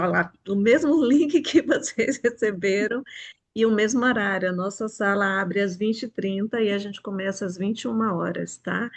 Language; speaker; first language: Portuguese; native; Portuguese